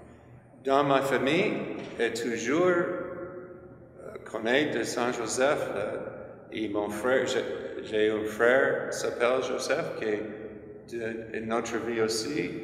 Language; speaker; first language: French; non-native, fluent; English